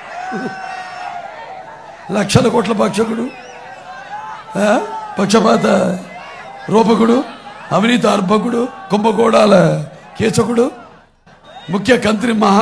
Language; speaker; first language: Telugu; native; Telugu